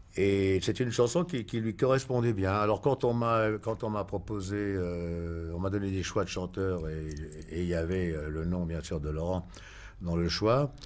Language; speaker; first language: French; native; French